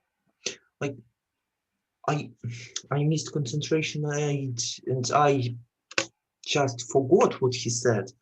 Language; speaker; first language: English; non-native, learner; Russian